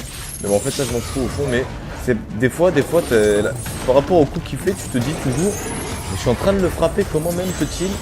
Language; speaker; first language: French; native; French